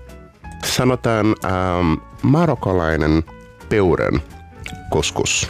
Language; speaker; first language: Finnish; non-native, fluent; Portuguese